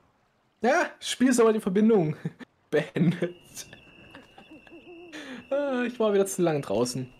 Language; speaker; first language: German; native; German